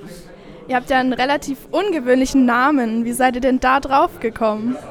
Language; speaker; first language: German; native; German